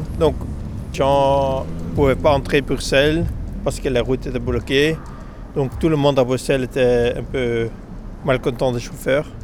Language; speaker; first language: French; non-native, local second language; Dutch